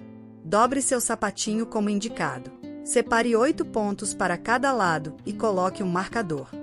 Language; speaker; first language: Portuguese; native; Portuguese